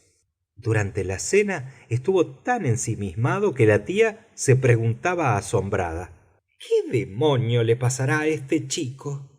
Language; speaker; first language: Spanish; native; Spanish